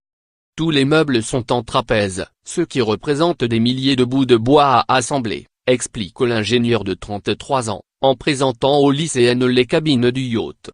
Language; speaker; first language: French; native; French